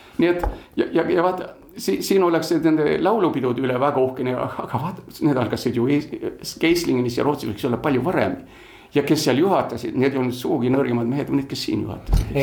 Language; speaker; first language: Estonian; early bilingual, heritage; Estonian